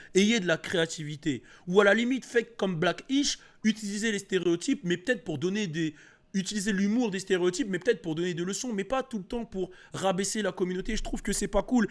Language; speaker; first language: French; early bilingual, other home language; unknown